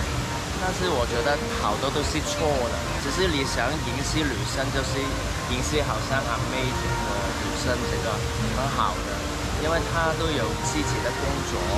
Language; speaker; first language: Chinese; non-native, local second language; Cantonese